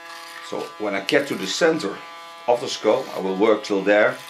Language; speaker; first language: English; non-native, fluent; Dutch